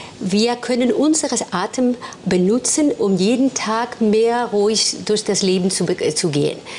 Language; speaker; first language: German; non-native, fluent; Spanish